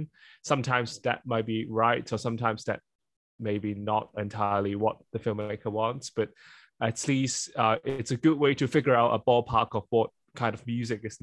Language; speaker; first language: English; non-native, local second language; Cantonese